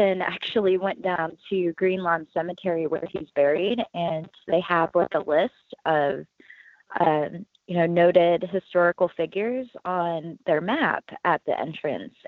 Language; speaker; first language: English; native; English